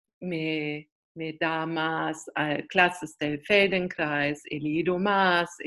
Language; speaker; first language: Spanish; non-native, learner; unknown